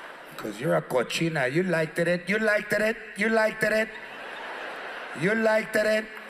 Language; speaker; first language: English; early bilingual, other home language; Spanish